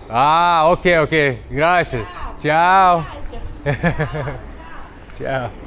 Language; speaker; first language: Italian; non-native, learner; Lithuanian